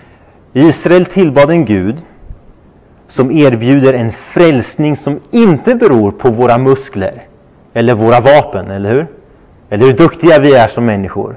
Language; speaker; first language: Swedish; non-native, fluent; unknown